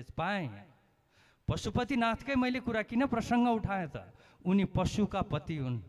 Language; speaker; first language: Nepali; native; Nepali